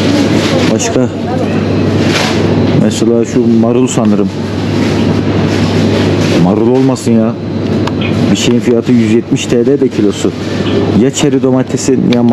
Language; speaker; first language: Turkish; native; Turkish